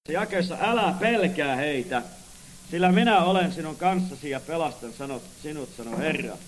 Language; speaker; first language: Finnish; native; Finnish